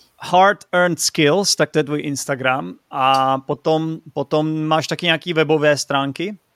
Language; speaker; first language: Czech; native; Czech